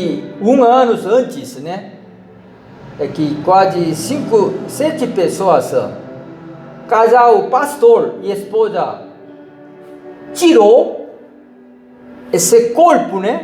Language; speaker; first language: Portuguese; non-native, learner; Korean